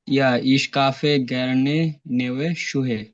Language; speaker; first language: German; non-native, learner; Bangla